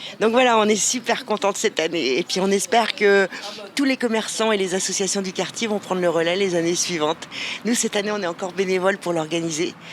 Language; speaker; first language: French; native; French